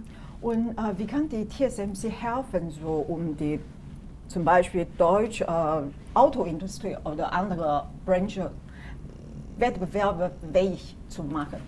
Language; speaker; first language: German; non-native, fluent; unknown